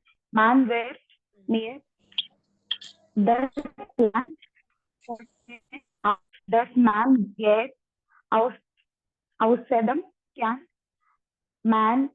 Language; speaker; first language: German; non-native, learner; Malayalam